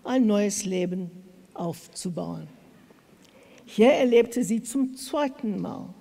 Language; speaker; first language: German; non-native, learner; English